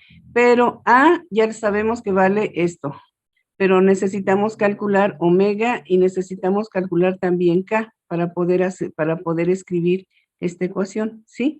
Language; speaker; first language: Spanish; native; Spanish